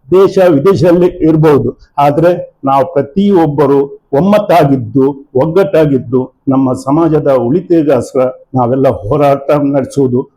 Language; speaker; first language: Kannada; non-native, local second language; Tulu